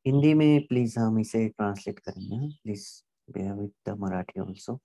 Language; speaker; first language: Hindi; non-native, local second language; Marathi